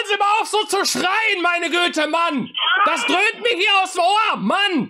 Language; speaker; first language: German; native; German